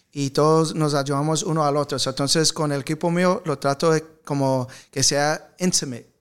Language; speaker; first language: Spanish; early bilingual, heritage; Spanish